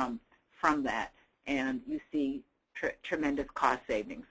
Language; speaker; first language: English; native; English